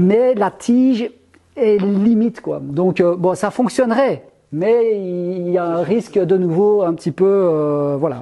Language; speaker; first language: French; native; French